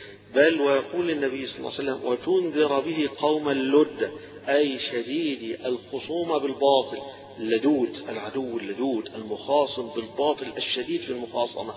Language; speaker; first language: Arabic; native; Arabic